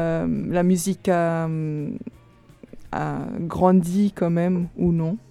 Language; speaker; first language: French; non-native, fluent; Portuguese